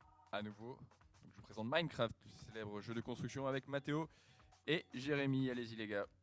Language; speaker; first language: French; native; French